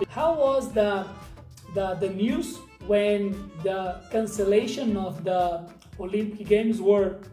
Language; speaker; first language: English; non-native, fluent; Portuguese